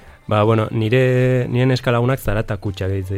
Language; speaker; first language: Basque; non-native, local second language; Spanish